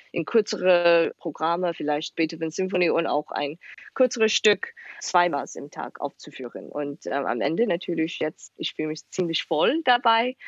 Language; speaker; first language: German; non-native, fluent; English